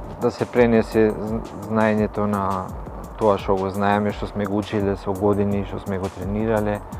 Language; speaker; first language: Macedonian; non-native, local second language; Albanian